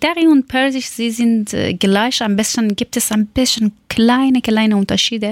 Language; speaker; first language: German; non-native, learner; Persian